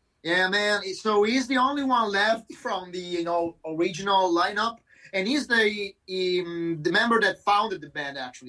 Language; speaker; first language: English; non-native, fluent; Italian